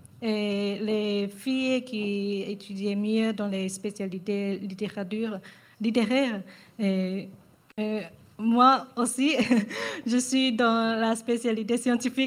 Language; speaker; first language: French; non-native, learner; Chinese